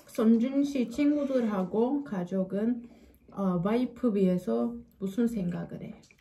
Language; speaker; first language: Korean; non-native, learner; Turkish